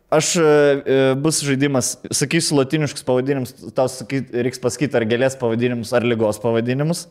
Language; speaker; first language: Lithuanian; native; Lithuanian